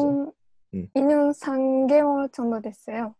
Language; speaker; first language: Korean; non-native, learner; Japanese